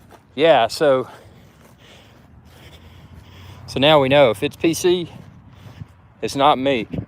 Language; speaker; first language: English; native; English